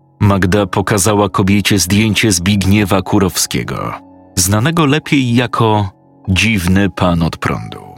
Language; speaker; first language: Polish; native; Polish